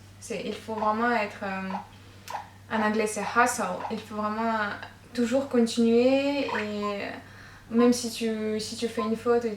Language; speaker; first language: French; non-native, fluent; Russian